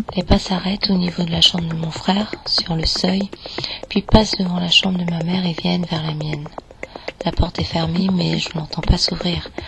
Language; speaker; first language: French; native; French